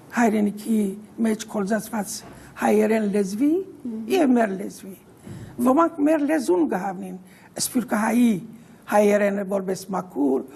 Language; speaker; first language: Armenian; early bilingual, heritage; Armenian